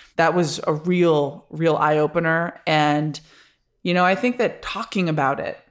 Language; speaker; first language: English; native; English